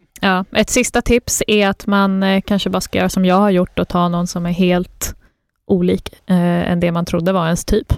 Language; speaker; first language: Swedish; early bilingual, other home language; Persian